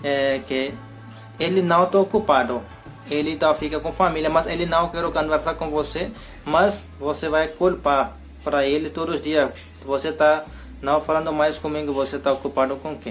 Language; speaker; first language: Portuguese; non-native, learner; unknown